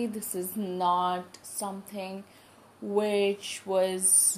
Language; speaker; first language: English; non-native, local second language; Hindi